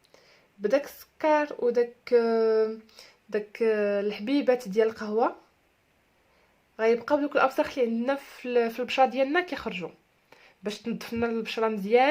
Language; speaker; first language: Arabic; native; Arabic